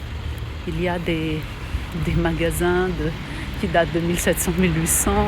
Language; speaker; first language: French; non-native, fluent; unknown